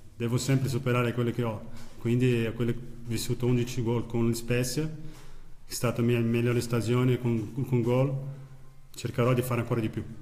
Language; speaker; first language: Italian; non-native, fluent; Portuguese